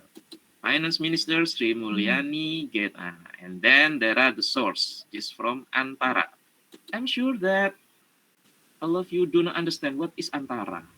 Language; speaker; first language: English; non-native, learner; Indonesian